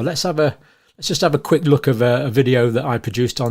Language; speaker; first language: English; native; English